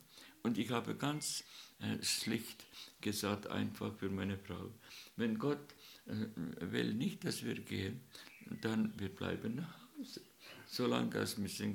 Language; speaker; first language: German; non-native, learner; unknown